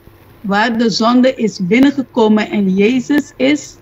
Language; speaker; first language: Dutch; non-native, local second language; Papiamento